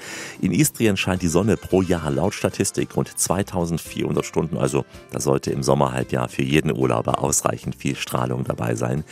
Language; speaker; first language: German; native; German